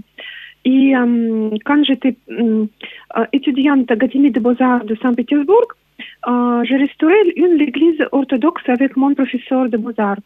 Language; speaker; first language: French; non-native, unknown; Russian